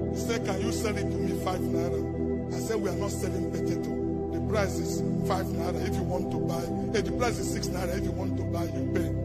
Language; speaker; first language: English; non-native, local second language; Igbo